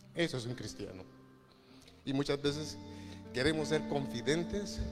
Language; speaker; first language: Spanish; native; Spanish